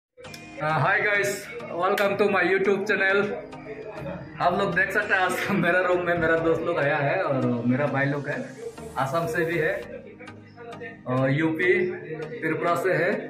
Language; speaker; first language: Hindi; non-native, local second language; Assamese